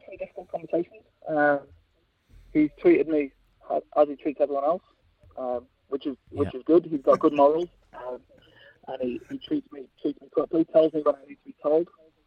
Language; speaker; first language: English; native; English